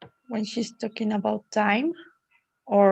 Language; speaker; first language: English; non-native, learner; Spanish